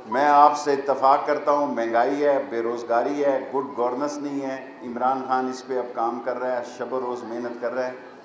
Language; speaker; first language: Urdu; non-native, local second language; Punjabi